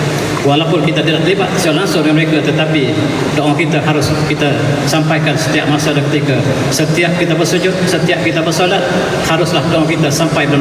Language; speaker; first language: Malay; native; Malay